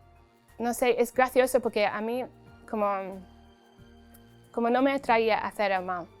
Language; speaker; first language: Spanish; non-native, fluent; English